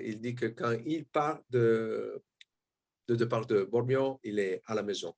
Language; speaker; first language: French; non-native, fluent; Italian